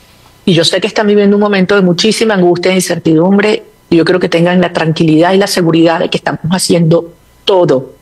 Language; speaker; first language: Spanish; native; Spanish